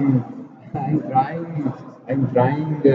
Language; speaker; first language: English; non-native, learner; Italian